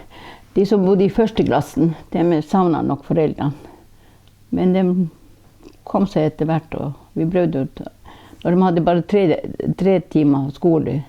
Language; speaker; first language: Norwegian; non-native, local second language; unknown